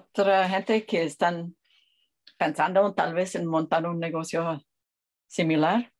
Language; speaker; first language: Spanish; non-native, fluent; English